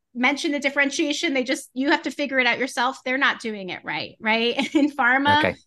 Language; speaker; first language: English; native; English